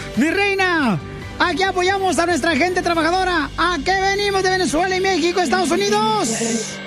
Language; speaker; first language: Spanish; native; Spanish